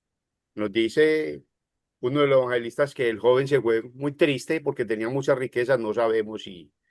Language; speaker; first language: Spanish; native; Spanish